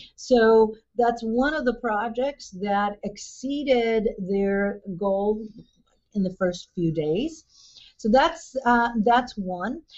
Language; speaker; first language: English; early bilingual, other home language; Spanish